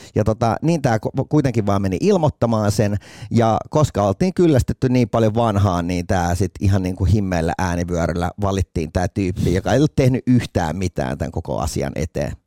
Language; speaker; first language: Finnish; native; Finnish